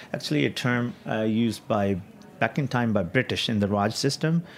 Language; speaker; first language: English; non-native, local second language; Punjabi